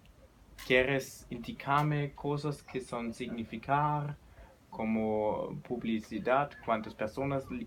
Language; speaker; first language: Spanish; non-native, learner; German